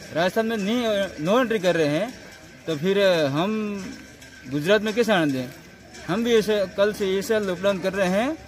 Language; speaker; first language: Hindi; non-native, local second language; Gujarati